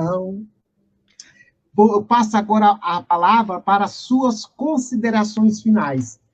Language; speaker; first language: Portuguese; native; Portuguese